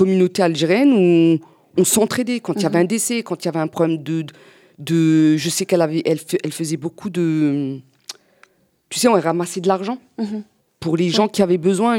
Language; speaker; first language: French; native; French